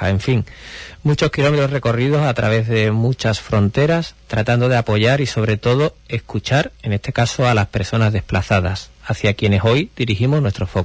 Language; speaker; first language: Spanish; native; Spanish